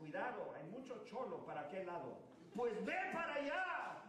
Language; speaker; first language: Spanish; early bilingual, heritage; Spanish